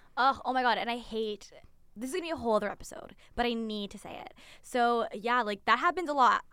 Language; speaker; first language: English; early bilingual, other home language; Tigrinya